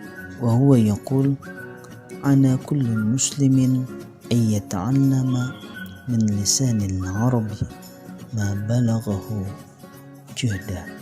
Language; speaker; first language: Arabic; non-native, learner; Indonesian